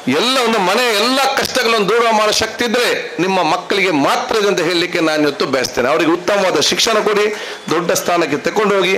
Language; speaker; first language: Kannada; non-native, local second language; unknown